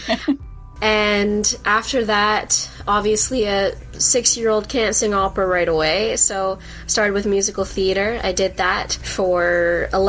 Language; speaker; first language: English; native; English